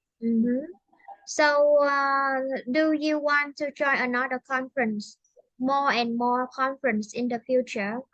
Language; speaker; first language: English; non-native, fluent; Vietnamese